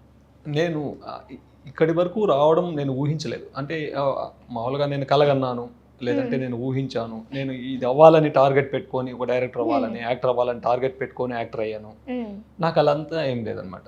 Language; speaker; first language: Telugu; native; Telugu